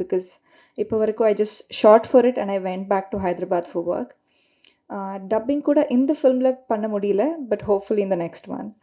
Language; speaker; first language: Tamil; non-native, learner; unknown